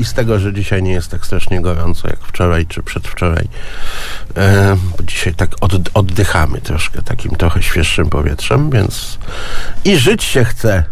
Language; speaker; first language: Polish; native; Polish